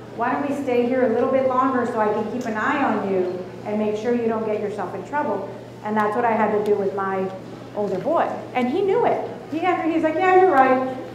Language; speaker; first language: English; early bilingual, other home language; Spanish